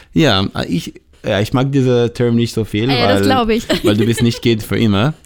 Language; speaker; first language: German; non-native, learner; Hebrew